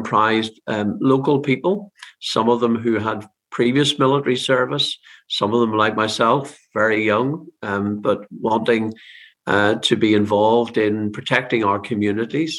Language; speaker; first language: English; native; English